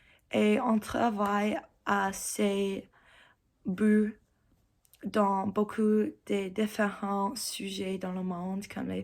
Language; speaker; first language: French; non-native, learner; English